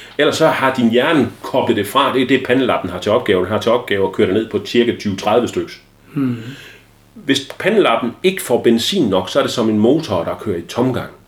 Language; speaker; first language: Danish; native; Danish